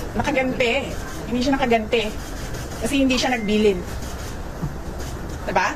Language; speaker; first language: Filipino; non-native, local second language; Cebuano